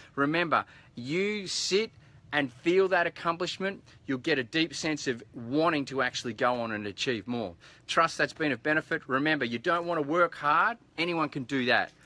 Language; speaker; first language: English; native; English